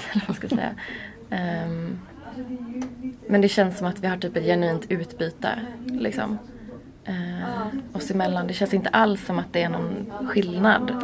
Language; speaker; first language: Swedish; native; Swedish